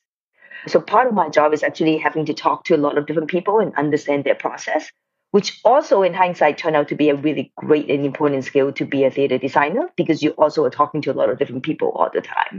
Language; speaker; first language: English; non-native, local second language; Cantonese